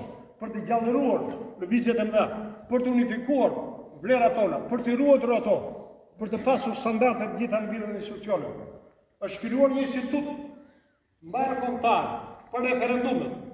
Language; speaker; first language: Albanian; native; Albanian